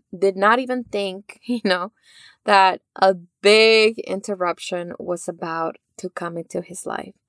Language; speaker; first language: English; early bilingual, other home language; Spanish